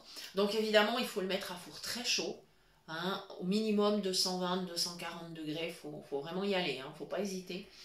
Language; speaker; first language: French; native; French